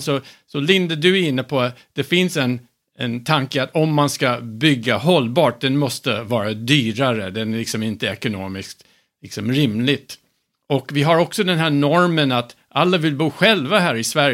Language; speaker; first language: Swedish; non-native, fluent; English